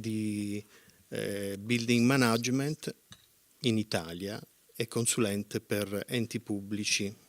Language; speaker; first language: Italian; native; Italian